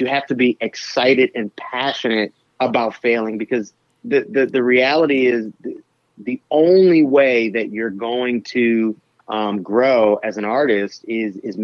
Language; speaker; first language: English; native; English